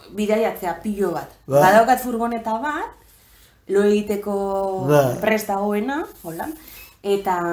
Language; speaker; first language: Basque; native; Basque